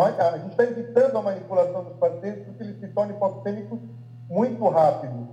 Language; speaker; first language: Portuguese; native; Portuguese